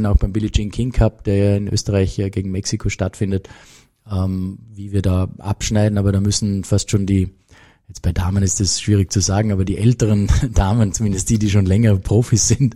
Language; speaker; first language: German; native; German